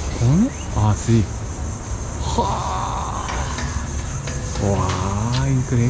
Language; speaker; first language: Spanish; non-native, learner; Japanese